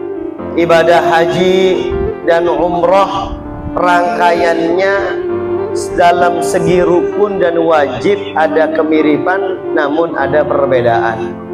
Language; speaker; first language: Indonesian; native; Indonesian